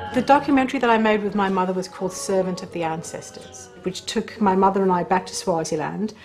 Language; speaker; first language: English; native; English